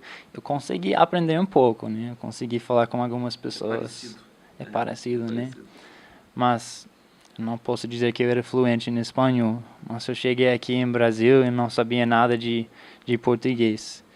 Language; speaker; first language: Portuguese; non-native, fluent; English